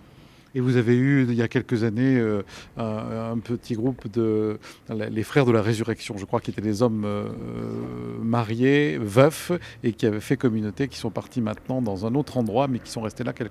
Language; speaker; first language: French; native; French